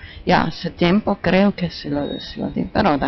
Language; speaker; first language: Spanish; non-native, fluent; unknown